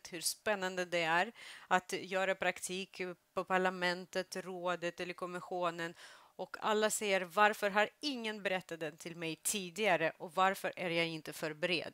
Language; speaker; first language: Swedish; non-native, fluent; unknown